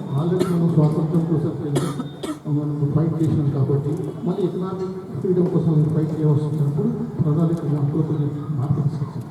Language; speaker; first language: Telugu; non-native, local second language; Urdu